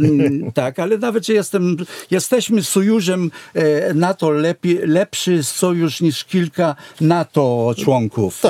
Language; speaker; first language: Polish; non-native, fluent; Hebrew